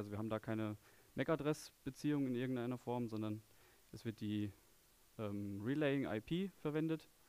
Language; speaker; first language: German; native; German